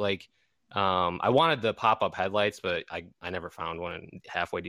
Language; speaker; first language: English; native; English